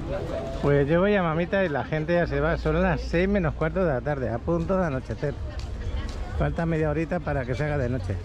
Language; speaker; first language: Spanish; native; Spanish